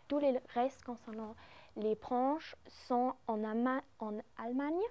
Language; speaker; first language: French; non-native, local second language; German